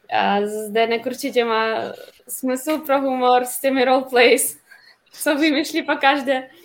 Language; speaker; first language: Czech; non-native, fluent; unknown